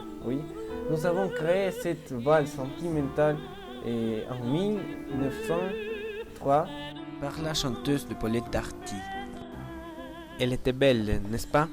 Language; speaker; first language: French; non-native, learner; Spanish